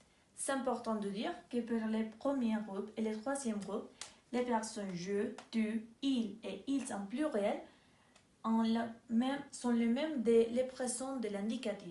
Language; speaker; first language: French; non-native, learner; Spanish